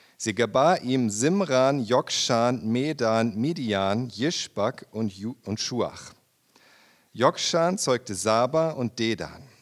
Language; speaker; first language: German; native; German